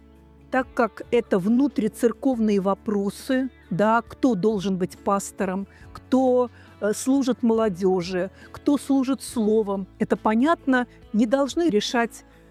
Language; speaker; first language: Russian; native; Russian